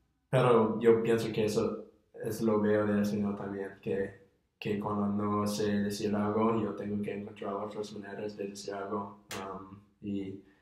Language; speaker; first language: Spanish; non-native, fluent; English